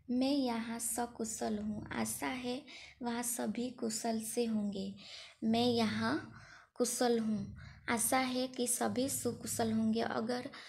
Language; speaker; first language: Hindi; non-native, local second language; Gujarati